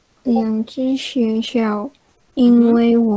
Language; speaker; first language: Chinese; non-native, learner; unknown